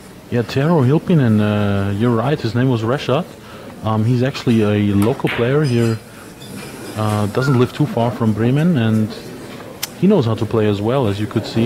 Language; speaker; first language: English; non-native, fluent; German